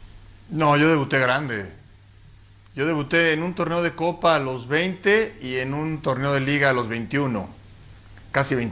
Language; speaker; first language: Spanish; native; Spanish